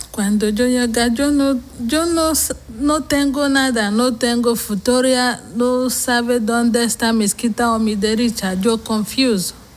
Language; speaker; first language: Spanish; non-native, learner; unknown